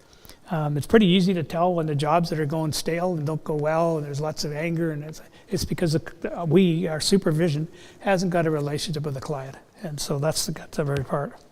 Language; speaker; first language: English; native; English